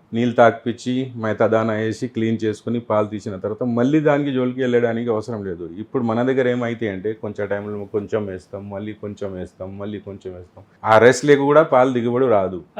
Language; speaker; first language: Telugu; non-native, local second language; Urdu